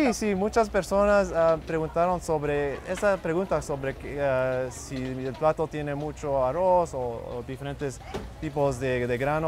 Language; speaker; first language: Spanish; early bilingual, heritage; Spanish